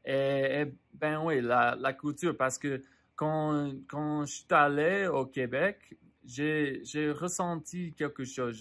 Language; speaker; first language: French; non-native, fluent; English